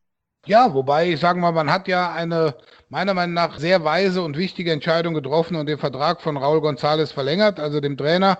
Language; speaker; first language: German; native; German